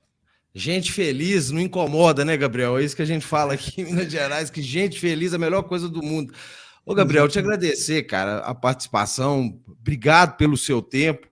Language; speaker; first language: Portuguese; native; Portuguese